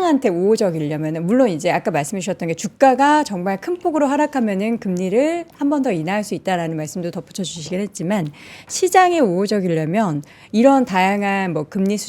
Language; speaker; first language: Korean; native; Korean